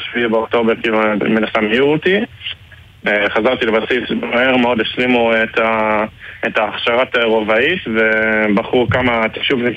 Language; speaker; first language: Hebrew; non-native, fluent; English